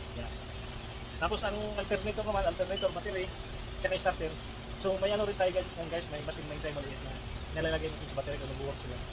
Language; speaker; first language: Filipino; non-native, local second language; Cebuano